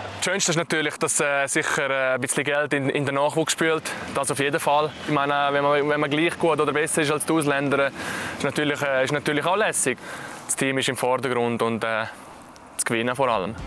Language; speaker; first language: German; native; German